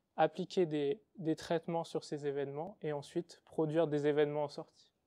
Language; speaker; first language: French; native; French